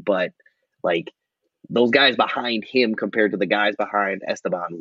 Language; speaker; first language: English; native; English